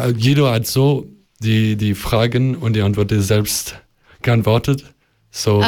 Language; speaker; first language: German; non-native, learner; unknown